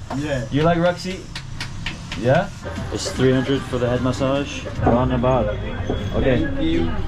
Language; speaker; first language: English; native; English